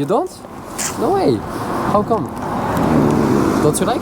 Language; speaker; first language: English; non-native, fluent; French